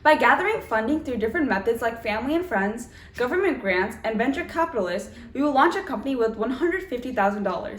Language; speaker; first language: English; native; English